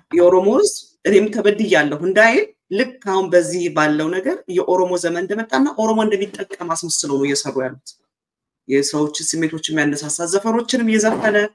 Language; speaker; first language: Amharic; native; Amharic